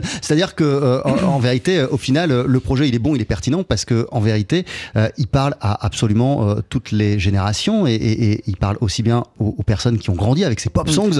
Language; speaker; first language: French; native; French